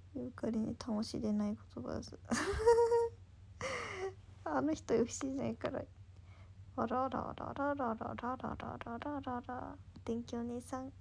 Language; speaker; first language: Japanese; native; Japanese